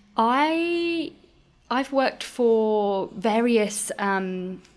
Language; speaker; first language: English; native; English